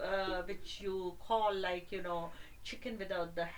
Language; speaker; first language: English; non-native, local second language; Hindi